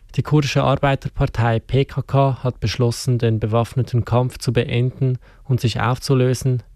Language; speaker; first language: German; native; German